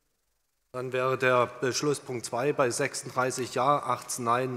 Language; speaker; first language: German; native; German